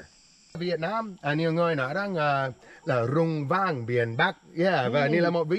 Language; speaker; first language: Vietnamese; non-native, fluent; English